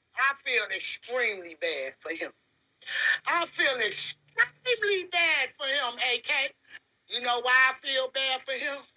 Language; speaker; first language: English; native; English